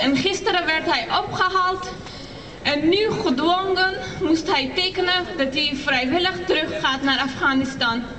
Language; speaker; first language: Dutch; early bilingual, other home language; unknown